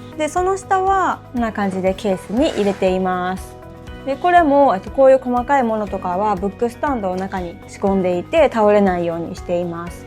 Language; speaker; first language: Japanese; native; Japanese